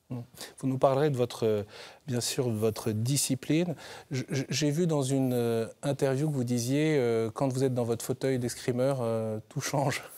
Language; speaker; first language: French; native; French